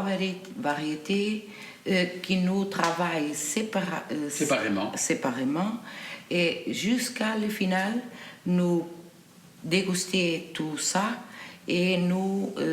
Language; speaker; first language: French; non-native, local second language; Portuguese